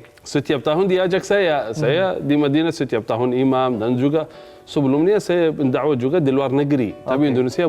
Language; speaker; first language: Indonesian; non-native, fluent; Arabic